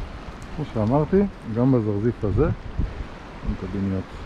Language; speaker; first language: Hebrew; native; Hebrew